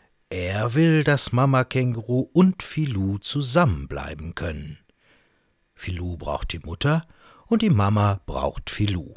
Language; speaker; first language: German; native; German